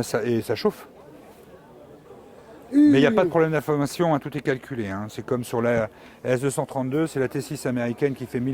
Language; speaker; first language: French; native; French